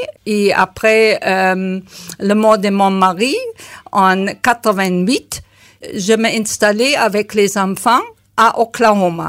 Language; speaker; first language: French; non-native, learner; German